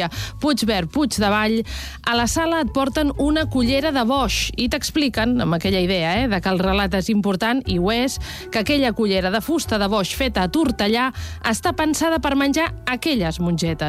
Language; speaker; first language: Catalan; native; Catalan